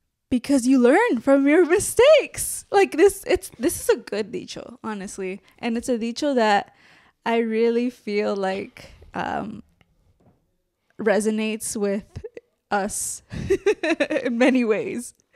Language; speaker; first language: English; early bilingual, other home language; Spanish